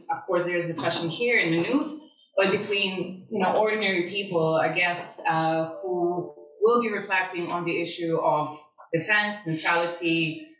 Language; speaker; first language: English; non-native, fluent; Serbian